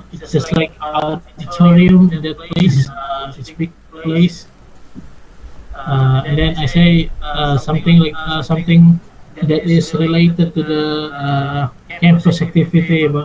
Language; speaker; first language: English; non-native, fluent; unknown